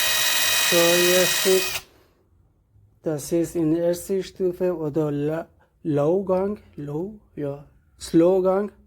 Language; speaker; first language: German; non-native, learner; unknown